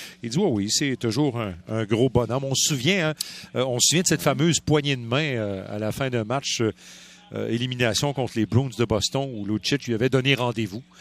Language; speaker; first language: French; native; French